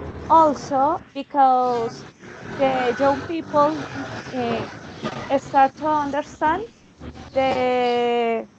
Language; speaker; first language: English; non-native, learner; Spanish